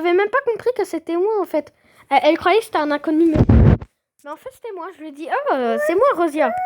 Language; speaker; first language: French; native; French